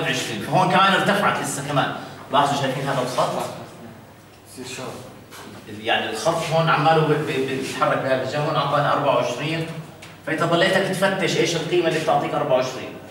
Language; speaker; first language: Arabic; native; Arabic